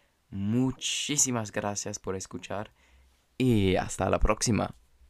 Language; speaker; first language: Spanish; non-native, fluent; English